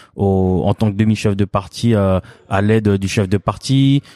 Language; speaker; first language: French; native; French